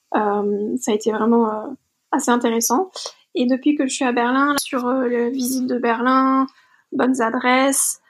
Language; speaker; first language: French; native; French